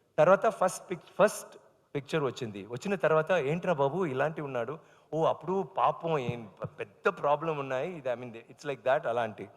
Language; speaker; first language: Telugu; non-native, learner; Tamil